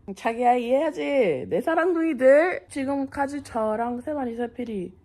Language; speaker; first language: Korean; non-native, fluent; English